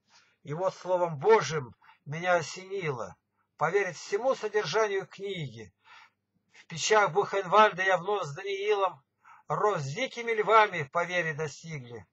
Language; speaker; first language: Russian; native; Russian